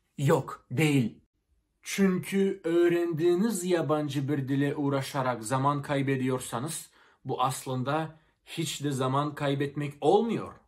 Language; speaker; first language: Turkish; non-native, fluent; Russian